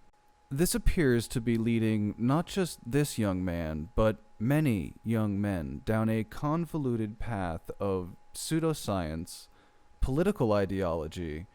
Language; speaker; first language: English; native; English